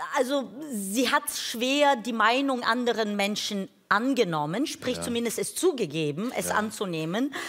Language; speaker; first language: German; non-native, fluent; Bulgarian